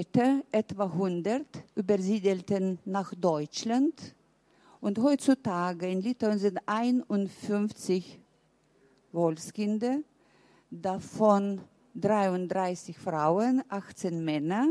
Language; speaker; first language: German; early bilingual, heritage; German